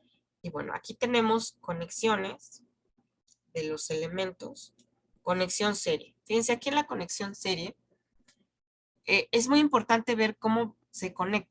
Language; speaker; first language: Spanish; native; Spanish